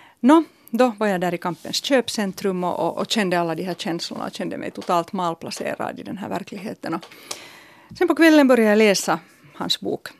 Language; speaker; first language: Swedish; native; Swedish